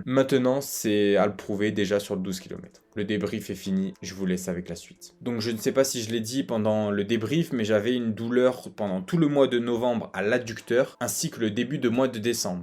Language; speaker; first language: French; native; French